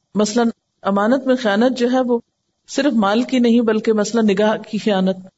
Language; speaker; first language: Urdu; native; Urdu